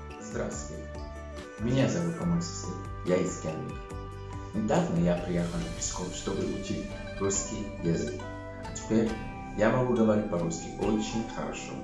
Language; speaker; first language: Russian; non-native, learner; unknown